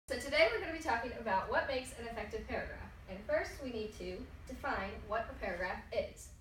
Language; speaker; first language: English; native; English